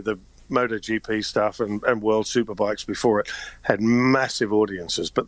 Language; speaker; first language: English; native; English